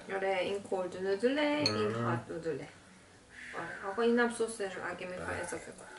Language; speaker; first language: Persian; non-native, learner; Korean